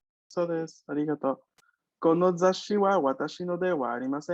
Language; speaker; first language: Japanese; non-native, fluent; Spanish